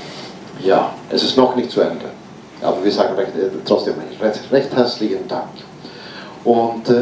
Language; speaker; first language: German; non-native, fluent; Norwegian